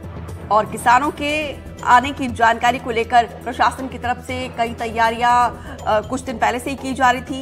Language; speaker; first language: Hindi; native; Hindi